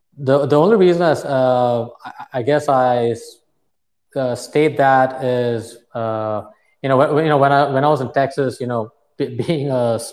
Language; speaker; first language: English; non-native, fluent; Arabic